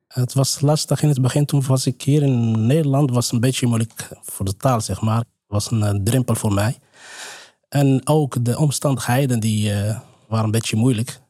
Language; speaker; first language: Dutch; non-native, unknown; Arabic